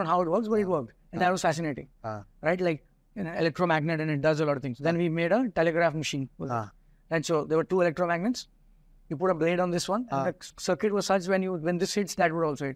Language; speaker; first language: English; non-native, local second language; Hindi